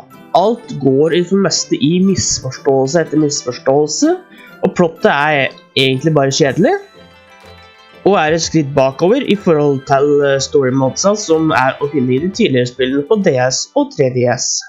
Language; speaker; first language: Norwegian; native; Norwegian